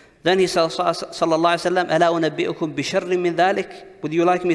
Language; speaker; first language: English; non-native, fluent; Arabic